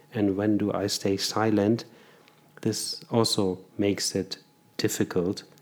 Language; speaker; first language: English; non-native, fluent; German